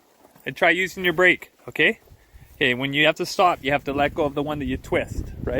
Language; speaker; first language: English; native; English